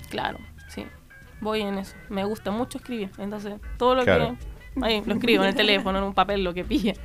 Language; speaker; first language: Spanish; native; Spanish